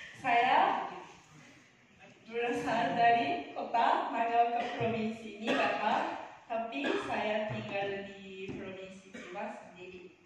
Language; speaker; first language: Indonesian; non-native, learner; Japanese